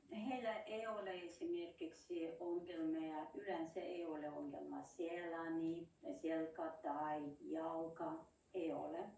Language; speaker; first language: Finnish; non-native, learner; Russian